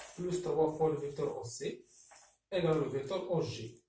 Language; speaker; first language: French; non-native, local second language; Arabic